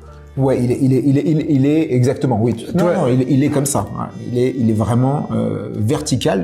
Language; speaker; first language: French; native; French